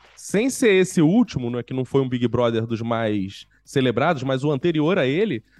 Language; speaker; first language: Portuguese; native; Portuguese